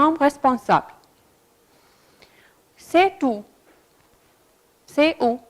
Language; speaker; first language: French; non-native, fluent; Arabic